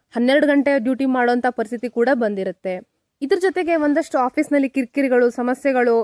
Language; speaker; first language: Kannada; native; Kannada